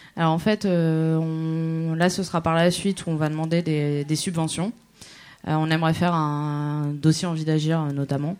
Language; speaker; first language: French; native; French